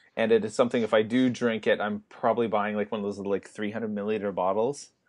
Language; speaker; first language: English; native; English